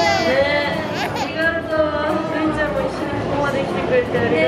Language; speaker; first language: Japanese; native; Japanese